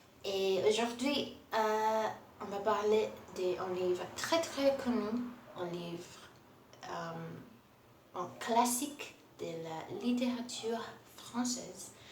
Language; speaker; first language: French; non-native, learner; Portuguese